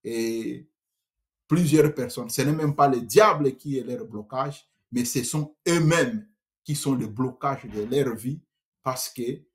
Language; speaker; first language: French; non-native, local second language; Swahili